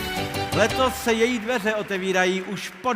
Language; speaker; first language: Czech; native; Czech